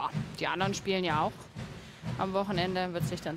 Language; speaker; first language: German; native; German